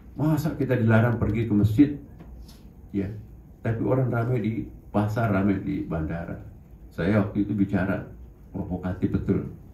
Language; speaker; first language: Indonesian; non-native, local second language; Buginese